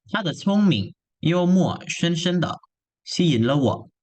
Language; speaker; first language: Chinese; non-native, fluent; Indonesian